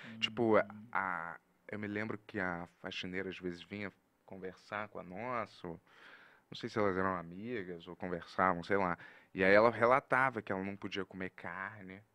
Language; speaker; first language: Portuguese; native; Portuguese